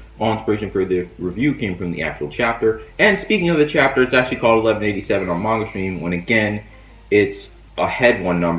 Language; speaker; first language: English; native; English